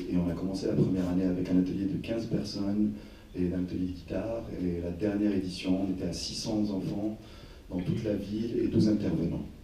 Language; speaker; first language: French; non-native, local second language; Arabic